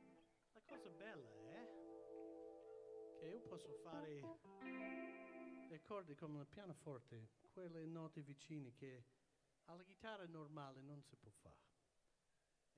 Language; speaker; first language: Italian; early bilingual, heritage; English